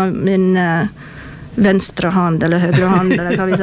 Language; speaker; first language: Swedish; non-native, fluent; English